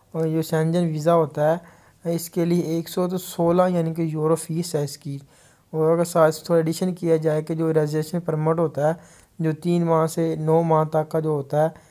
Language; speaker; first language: Urdu; non-native, local second language; Punjabi